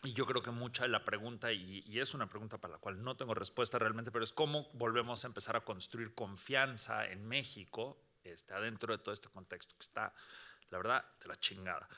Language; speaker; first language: Spanish; native; Spanish